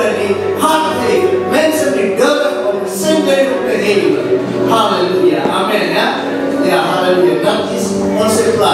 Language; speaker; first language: Dutch; non-native, fluent; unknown